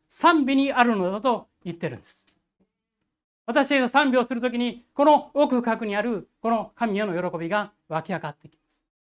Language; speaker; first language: Japanese; native; Japanese